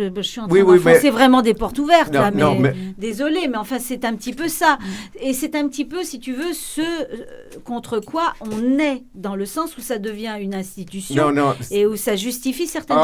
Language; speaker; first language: French; native; French